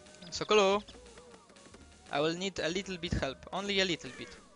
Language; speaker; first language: English; non-native, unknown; Polish